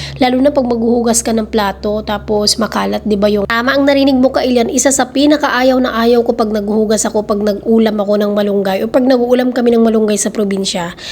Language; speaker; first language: Filipino; non-native, local second language; Iloko